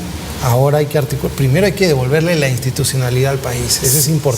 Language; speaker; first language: Spanish; native; Spanish